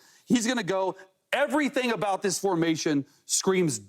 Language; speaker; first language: English; native; English